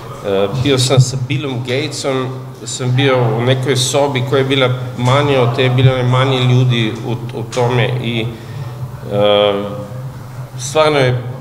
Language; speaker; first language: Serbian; non-native, fluent; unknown